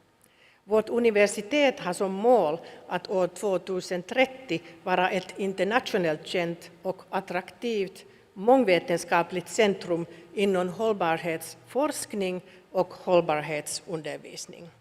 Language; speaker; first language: Swedish; non-native, local second language; Finnish